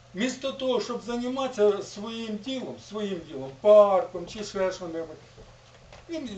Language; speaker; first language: Ukrainian; native; Ukrainian